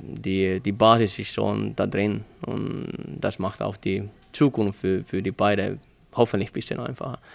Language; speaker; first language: German; non-native, learner; Finnish